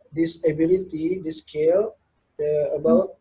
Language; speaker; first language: English; non-native, learner; Indonesian